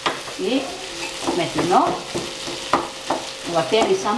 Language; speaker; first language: French; non-native, fluent; Nepali